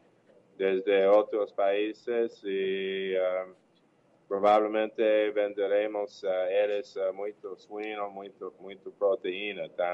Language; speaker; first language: Portuguese; non-native, learner; English